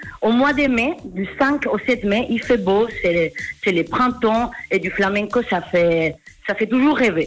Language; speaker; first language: French; non-native, fluent; Spanish